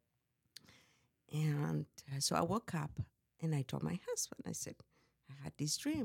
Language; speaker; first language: English; non-native, fluent; Spanish